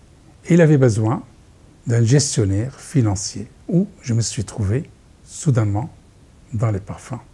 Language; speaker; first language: French; non-native, fluent; Arabic